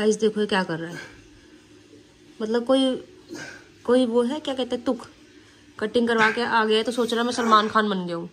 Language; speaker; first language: Hindi; native; Hindi